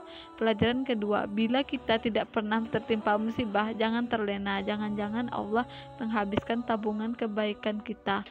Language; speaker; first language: Indonesian; native; Indonesian